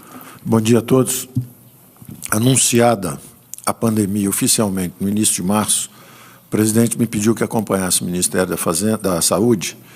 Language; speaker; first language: Portuguese; native; Portuguese